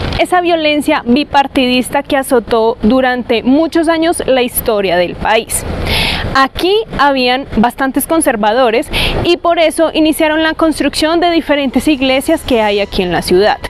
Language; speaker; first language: Spanish; native; Spanish